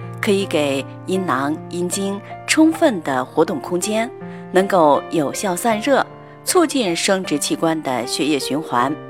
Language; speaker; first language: Chinese; native; Chinese